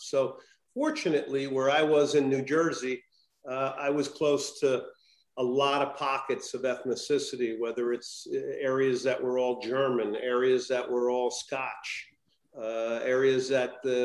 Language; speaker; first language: English; native; English